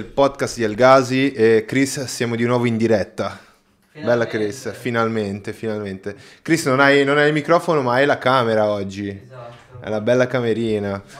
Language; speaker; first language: Italian; non-native, fluent; Portuguese